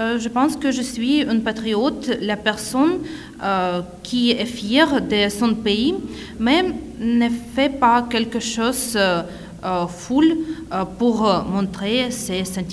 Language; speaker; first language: French; non-native, fluent; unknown